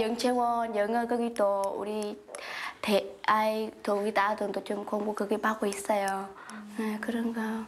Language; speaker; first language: Korean; non-native, learner; Vietnamese